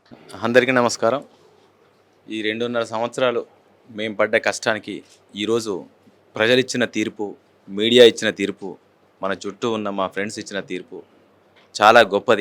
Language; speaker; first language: Telugu; native; Telugu